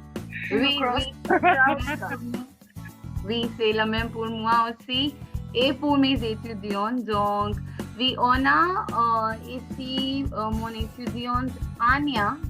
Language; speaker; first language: French; non-native, fluent; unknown